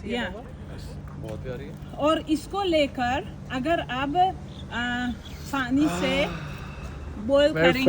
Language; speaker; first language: Hindi; non-native, fluent; Uzbek